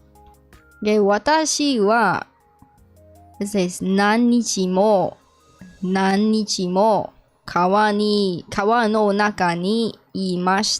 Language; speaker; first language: Japanese; non-native, learner; English